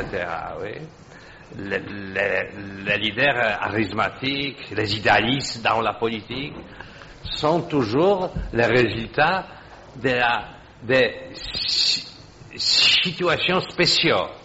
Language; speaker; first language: French; non-native, fluent; Polish